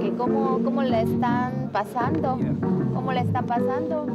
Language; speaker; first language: Spanish; non-native, learner; Korean